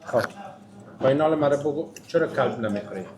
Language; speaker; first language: Persian; native; Persian